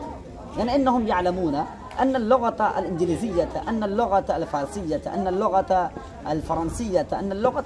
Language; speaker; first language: Arabic; non-native, fluent; Urdu